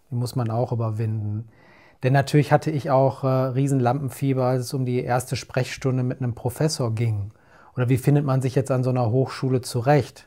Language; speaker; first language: German; native; German